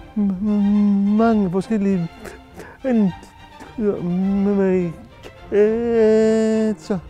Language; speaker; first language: Danish; native; Danish